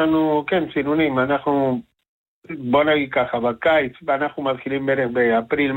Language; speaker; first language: Hebrew; non-native, fluent; Spanish